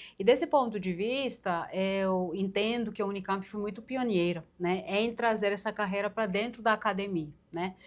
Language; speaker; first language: Portuguese; non-native, fluent; Romanian